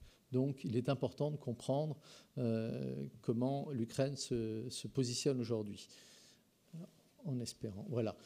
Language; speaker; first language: French; native; French